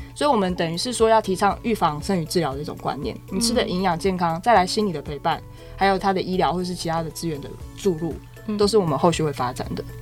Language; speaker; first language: Chinese; native; Chinese